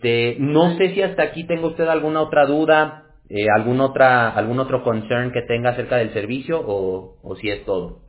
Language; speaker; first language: Spanish; native; Spanish